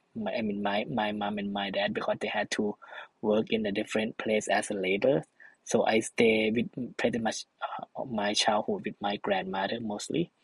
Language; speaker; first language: English; non-native, fluent; Thai